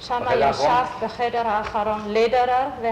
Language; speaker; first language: Hebrew; non-native, fluent; German